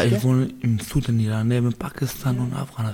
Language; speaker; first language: German; non-native, learner; Baluchi